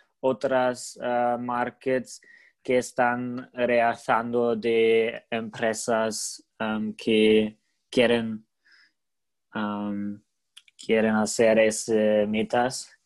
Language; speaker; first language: Spanish; non-native, learner; German